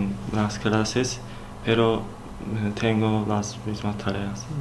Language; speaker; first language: Spanish; non-native, learner; Turkish